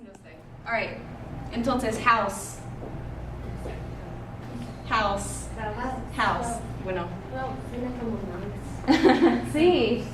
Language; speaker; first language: Spanish; non-native, fluent; English